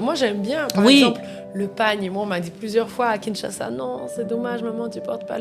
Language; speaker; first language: French; native; French